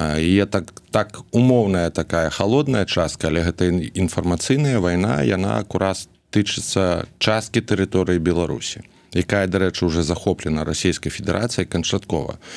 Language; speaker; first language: Belarusian; native; Belarusian